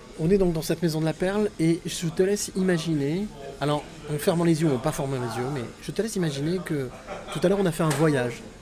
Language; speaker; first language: French; native; French